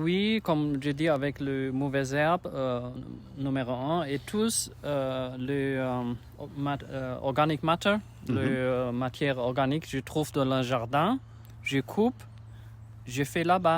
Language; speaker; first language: French; non-native, learner; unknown